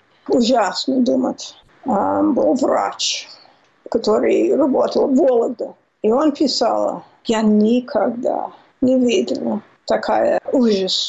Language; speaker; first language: Russian; non-native, fluent; English